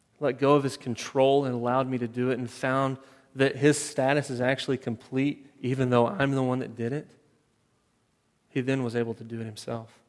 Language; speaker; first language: English; native; English